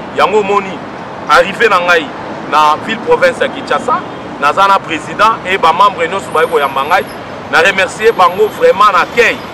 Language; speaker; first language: Lingala; non-native, local second language; Kongo